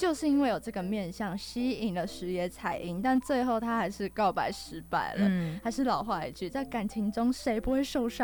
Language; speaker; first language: Chinese; native; Chinese